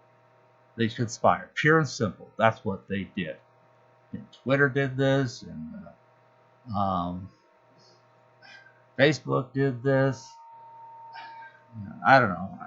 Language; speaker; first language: English; native; English